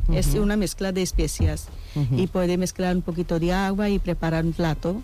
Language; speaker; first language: Spanish; non-native, learner; Punjabi